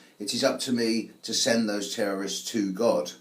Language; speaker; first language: English; native; English